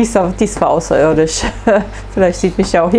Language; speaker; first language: German; native; German